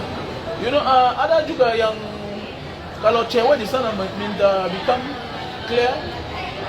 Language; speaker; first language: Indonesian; non-native, learner; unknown